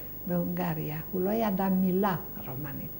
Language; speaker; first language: Hebrew; non-native, fluent; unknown